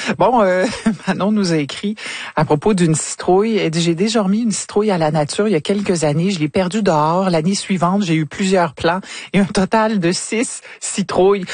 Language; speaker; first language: French; native; French